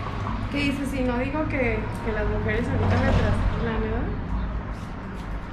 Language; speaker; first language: Spanish; native; Spanish